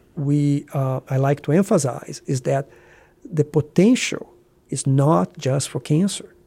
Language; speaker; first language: English; non-native, fluent; Portuguese